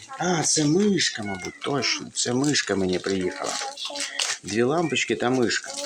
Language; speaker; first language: Ukrainian; non-native, local second language; Russian